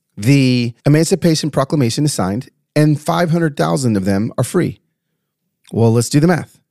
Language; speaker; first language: English; native; English